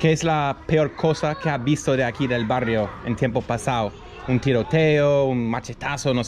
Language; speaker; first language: Spanish; native; Spanish